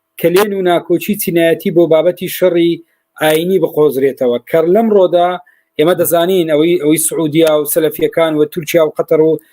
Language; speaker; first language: Central Kurdish; native; Central Kurdish